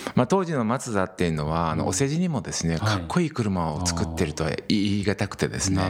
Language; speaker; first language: Japanese; native; Japanese